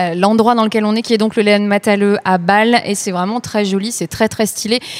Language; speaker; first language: French; native; French